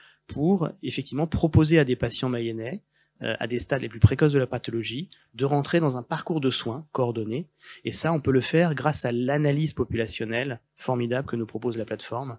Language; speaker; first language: French; native; French